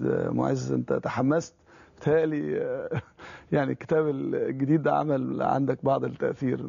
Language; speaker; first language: Arabic; native; Arabic